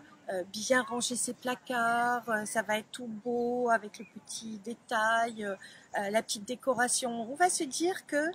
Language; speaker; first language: French; native; French